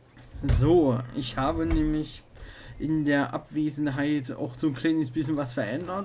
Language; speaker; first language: German; native; German